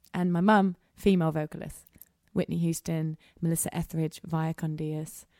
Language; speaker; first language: English; native; English